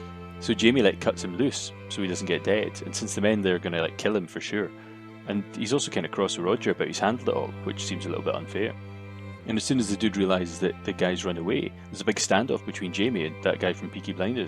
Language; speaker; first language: English; native; English